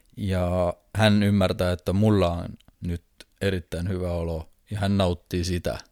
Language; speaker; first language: Finnish; non-native, fluent; Estonian